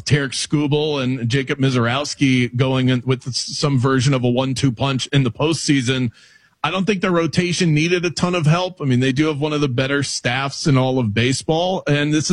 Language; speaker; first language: English; native; English